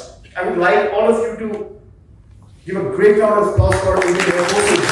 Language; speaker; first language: English; non-native, local second language; Bangla